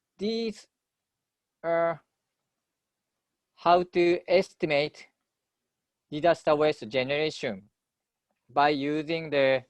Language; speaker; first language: English; non-native, fluent; Japanese